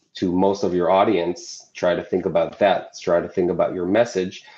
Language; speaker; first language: English; non-native, fluent; Hebrew